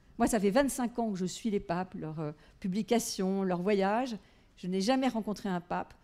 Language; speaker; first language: French; native; French